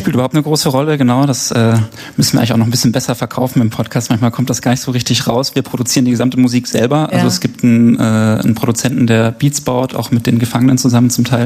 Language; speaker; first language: German; native; German